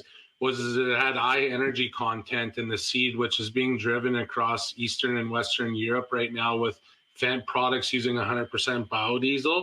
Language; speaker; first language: English; native; English